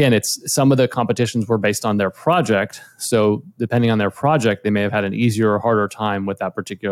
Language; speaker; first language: English; native; English